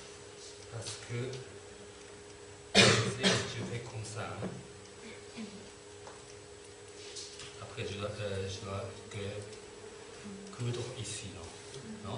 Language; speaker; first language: French; non-native, fluent; Turkish